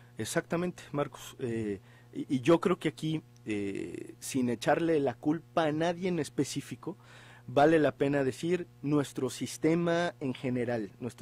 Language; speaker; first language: Spanish; native; Spanish